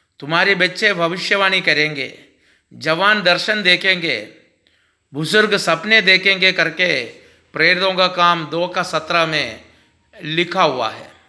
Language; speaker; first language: Hindi; non-native, local second language; Malayalam